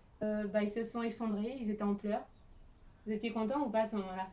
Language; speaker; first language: French; native; French